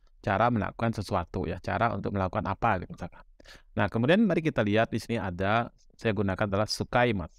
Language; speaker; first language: Indonesian; native; Indonesian